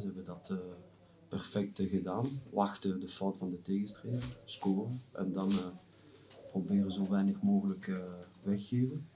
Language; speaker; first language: Dutch; non-native, local second language; French